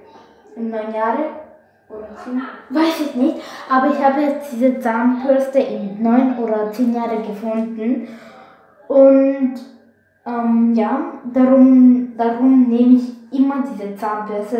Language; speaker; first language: German; non-native, learner; Bulgarian